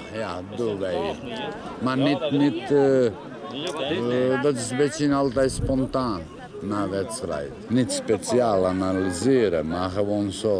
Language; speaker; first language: Dutch; non-native, learner; Croatian